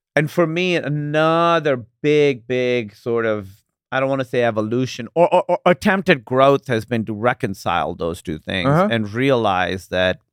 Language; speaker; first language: English; non-native, local second language; Urdu